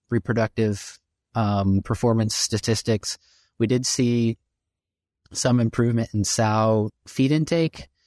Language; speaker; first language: English; native; English